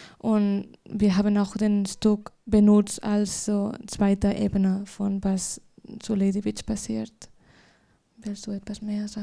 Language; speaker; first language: German; non-native, fluent; Spanish